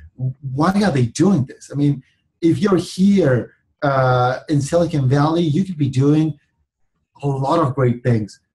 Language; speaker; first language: English; non-native, fluent; Spanish